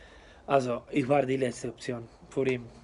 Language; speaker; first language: German; non-native, learner; Spanish